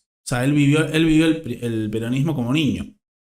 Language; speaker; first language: Spanish; native; Spanish